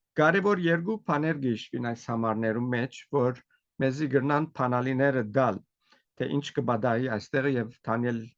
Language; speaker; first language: Armenian; native; Armenian